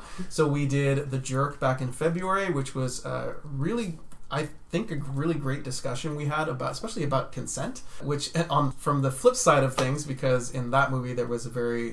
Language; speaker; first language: English; native; English